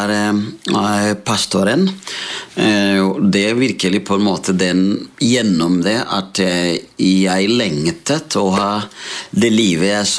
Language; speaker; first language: Norwegian; non-native, fluent; Rundi